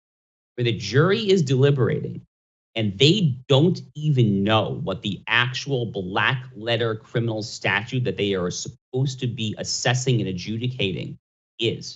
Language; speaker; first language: English; native; English